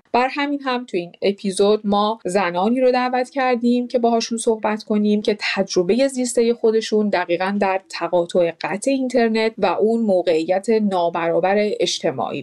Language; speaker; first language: Persian; native; Persian